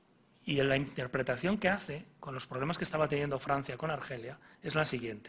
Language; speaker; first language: Spanish; native; Spanish